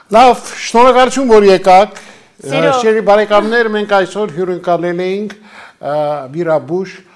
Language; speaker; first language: Armenian; native; Armenian